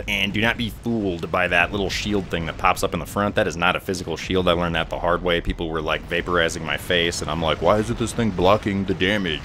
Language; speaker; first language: English; native; English